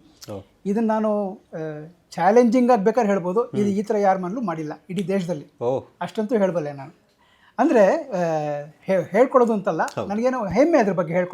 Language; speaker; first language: Kannada; native; Kannada